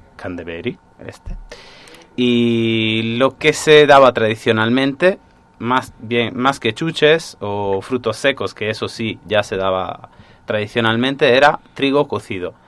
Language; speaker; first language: Spanish; non-native, fluent; Italian